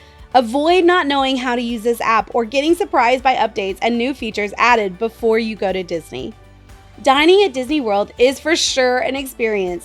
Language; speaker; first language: English; native; English